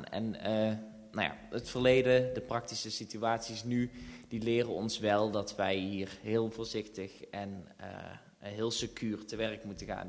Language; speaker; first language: Dutch; native; Dutch